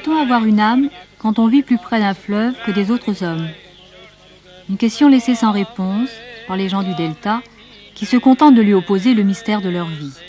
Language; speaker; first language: French; native; French